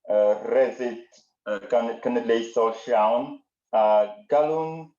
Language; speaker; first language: Welsh; non-native, learner; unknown